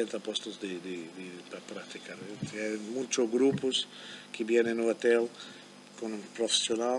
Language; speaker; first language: Spanish; non-native, learner; German